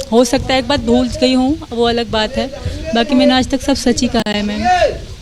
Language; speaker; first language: Hindi; non-native, local second language; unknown